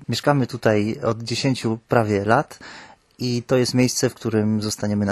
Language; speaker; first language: Polish; native; Polish